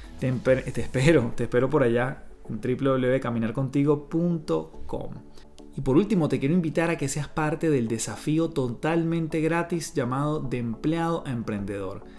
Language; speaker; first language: Spanish; native; Spanish